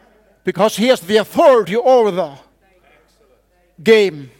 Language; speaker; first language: English; non-native, fluent; Faroese